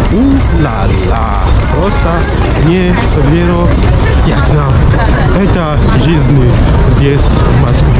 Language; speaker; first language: Russian; non-native, fluent; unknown